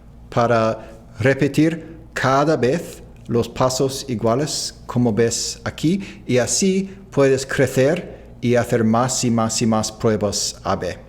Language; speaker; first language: Spanish; non-native, fluent; English